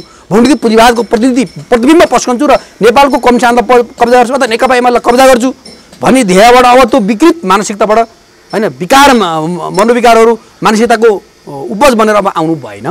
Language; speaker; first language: Nepali; native; Nepali